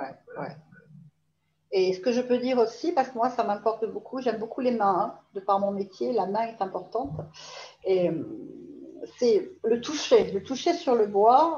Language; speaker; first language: French; native; French